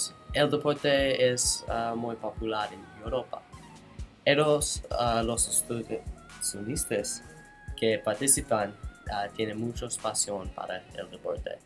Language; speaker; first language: Spanish; non-native, learner; English